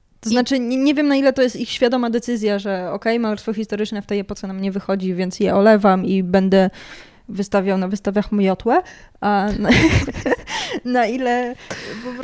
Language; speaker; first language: Polish; native; Polish